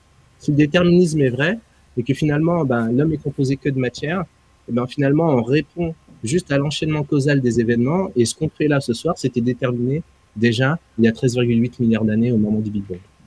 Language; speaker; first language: French; native; French